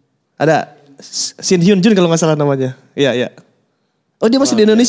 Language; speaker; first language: Indonesian; native; Indonesian